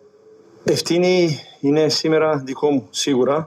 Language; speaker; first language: Greek; non-native, learner; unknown